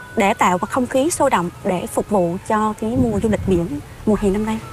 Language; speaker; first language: Vietnamese; native; Vietnamese